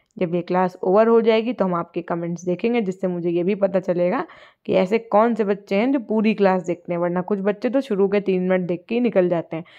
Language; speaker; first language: Hindi; native; Hindi